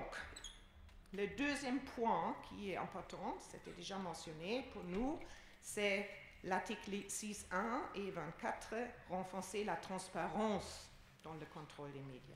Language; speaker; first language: French; non-native, fluent; German